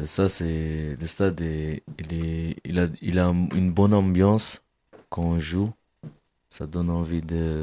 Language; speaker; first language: French; non-native, fluent; Kabuverdianu